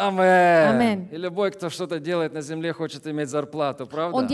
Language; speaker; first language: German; non-native, learner; Russian